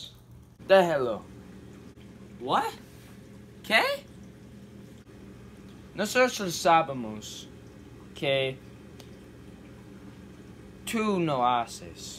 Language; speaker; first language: Spanish; non-native, learner; English